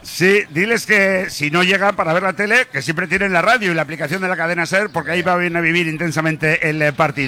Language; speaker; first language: Spanish; native; Spanish